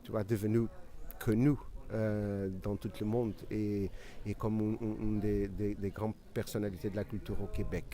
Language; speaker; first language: French; non-native, learner; Portuguese